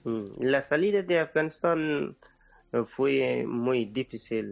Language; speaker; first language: Spanish; non-native, learner; Persian